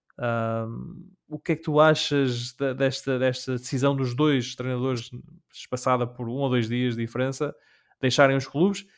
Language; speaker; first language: Portuguese; early bilingual, heritage; Portuguese